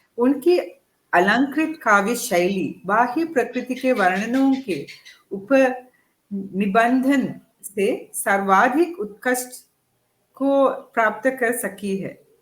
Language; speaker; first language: Hindi; non-native, fluent; Sinhala